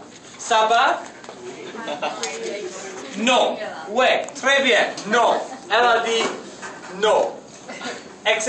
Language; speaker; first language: French; non-native, local second language; English